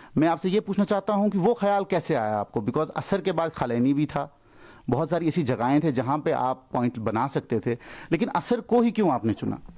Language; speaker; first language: Hindi; non-native, local second language; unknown